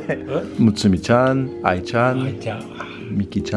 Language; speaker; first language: Japanese; non-native, learner; French